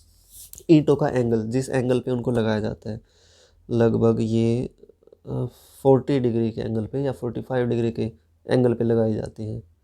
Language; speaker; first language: Hindi; native; Hindi